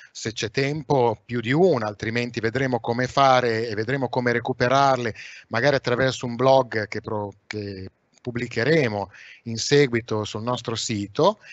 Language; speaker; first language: Italian; native; Italian